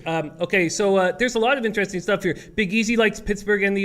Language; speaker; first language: English; native; English